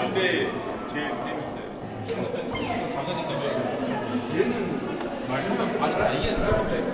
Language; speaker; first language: Korean; non-native, fluent; Mongolian